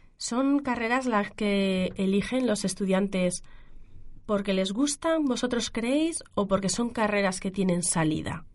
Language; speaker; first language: Spanish; native; Spanish